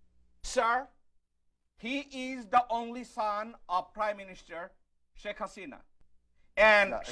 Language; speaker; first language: English; non-native, fluent; Bangla